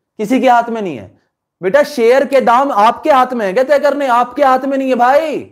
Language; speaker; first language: Hindi; native; Hindi